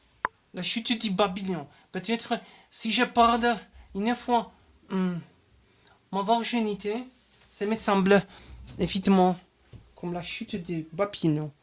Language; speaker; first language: French; non-native, learner; German